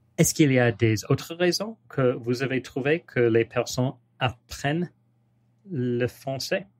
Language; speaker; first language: French; non-native, learner; English